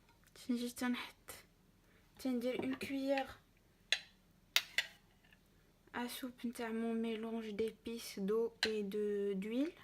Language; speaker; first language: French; non-native, local second language; Arabic